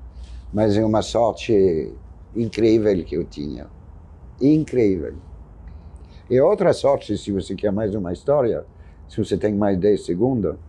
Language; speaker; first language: Portuguese; non-native, fluent; French